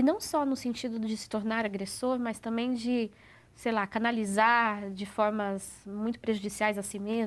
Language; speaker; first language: Portuguese; native; Portuguese